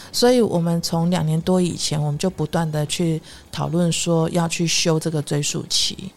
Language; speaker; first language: Chinese; native; Chinese